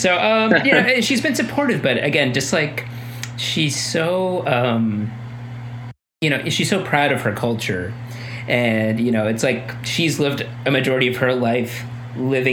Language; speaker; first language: English; native; English